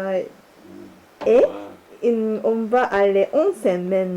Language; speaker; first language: French; non-native, learner; Japanese